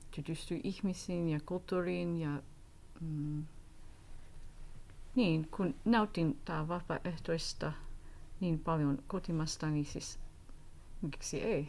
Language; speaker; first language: Finnish; non-native, learner; English